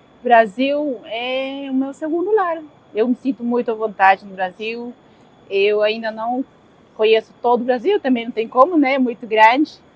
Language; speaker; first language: Portuguese; early bilingual, other home language; Spanish